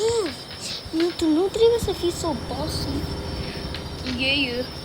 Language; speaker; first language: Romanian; early bilingual, heritage; Romanian